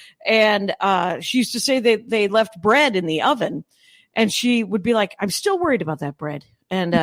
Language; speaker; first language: English; native; English